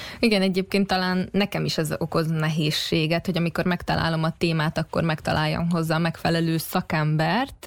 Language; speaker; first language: Hungarian; native; Hungarian